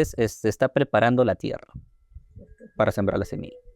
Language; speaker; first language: Spanish; native; Spanish